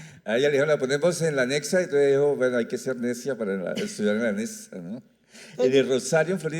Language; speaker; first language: Spanish; native; Spanish